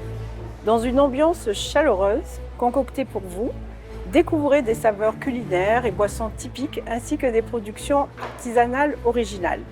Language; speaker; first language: French; native; French